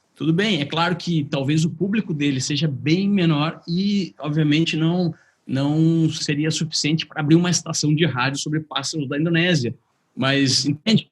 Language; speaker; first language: Portuguese; native; Portuguese